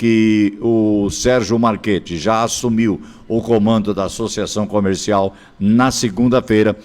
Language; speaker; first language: Portuguese; native; Portuguese